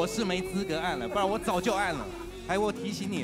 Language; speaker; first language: Chinese; native; Chinese